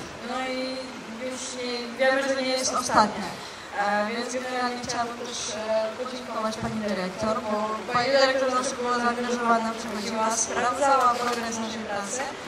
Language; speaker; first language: Polish; non-native, fluent; Ukrainian